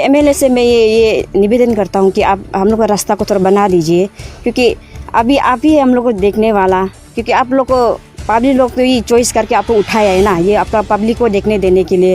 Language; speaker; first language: Hindi; non-native, local second language; Karbi